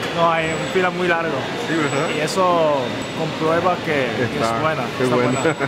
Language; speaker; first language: Spanish; non-native, fluent; Japanese